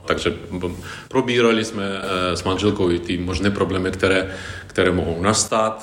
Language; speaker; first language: Czech; non-native, fluent; Ukrainian